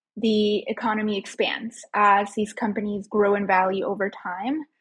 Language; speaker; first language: English; early bilingual, other home language; Spanish